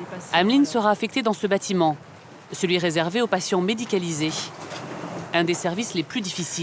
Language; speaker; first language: French; native; French